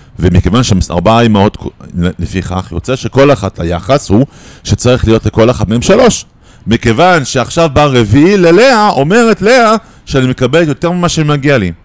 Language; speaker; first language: Hebrew; native; Hebrew